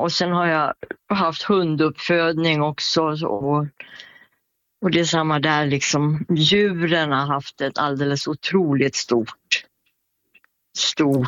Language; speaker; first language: Swedish; native; Swedish